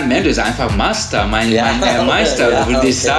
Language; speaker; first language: German; non-native, learner; Turkish